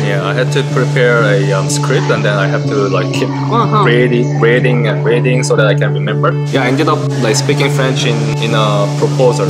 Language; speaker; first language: English; non-native, fluent; Korean